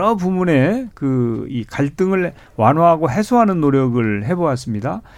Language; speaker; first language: Korean; native; Korean